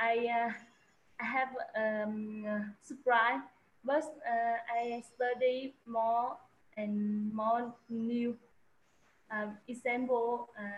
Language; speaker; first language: English; non-native, learner; Vietnamese